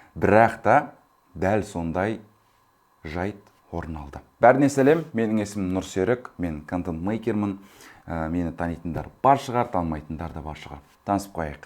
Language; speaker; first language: Kazakh; early bilingual, heritage; Kazakh